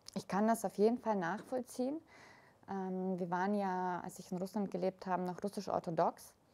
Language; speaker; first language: German; early bilingual, other home language; Russian